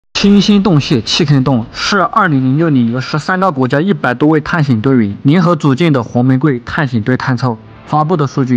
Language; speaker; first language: Chinese; native; Chinese